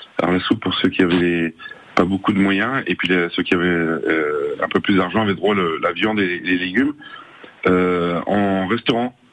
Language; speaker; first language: French; native; French